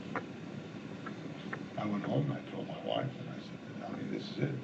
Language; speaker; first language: English; native; English